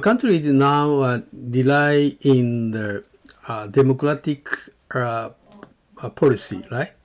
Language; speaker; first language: English; non-native, learner; Japanese